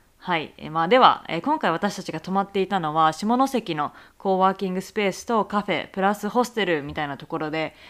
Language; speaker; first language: Japanese; native; Japanese